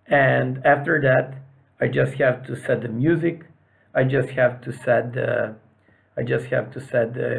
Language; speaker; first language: English; non-native, fluent; Serbian